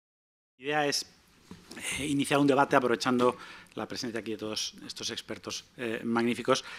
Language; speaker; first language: Spanish; native; Spanish